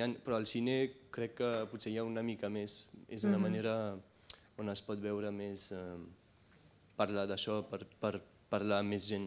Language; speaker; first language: Catalan; early bilingual, heritage; Catalan